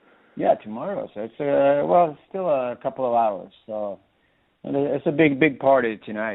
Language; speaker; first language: English; non-native, fluent; Swedish